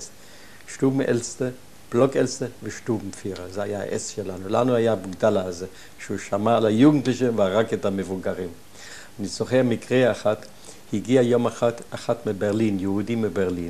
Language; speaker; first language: Hebrew; non-native, fluent; German